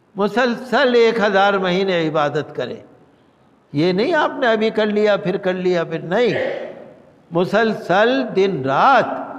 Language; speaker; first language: Urdu; native; Urdu